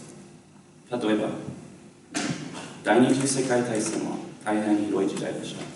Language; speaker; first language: Japanese; non-native, learner; English